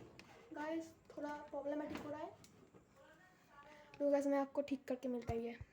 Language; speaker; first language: Hindi; non-native, local second language; Bangla